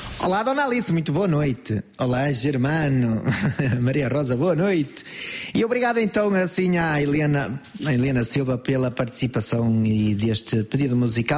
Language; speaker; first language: Portuguese; native; Portuguese